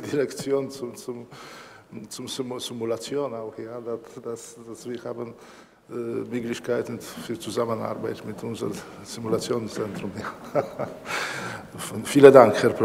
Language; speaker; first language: German; non-native, learner; Polish